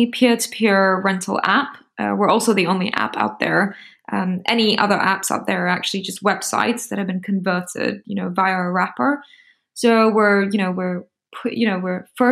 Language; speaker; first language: English; native; English